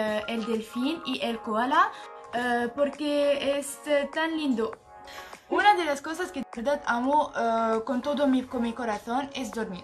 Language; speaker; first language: Spanish; non-native, learner; Arabic